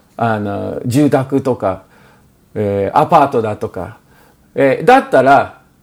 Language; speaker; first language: Japanese; non-native, fluent; English